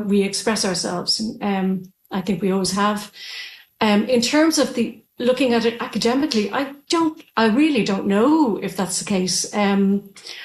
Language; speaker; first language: English; native; English